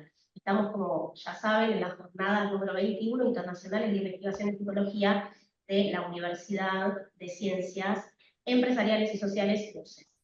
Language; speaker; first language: Spanish; native; Spanish